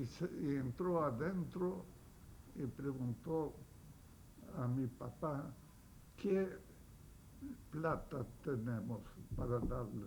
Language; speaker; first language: Spanish; non-native, fluent; Yiddish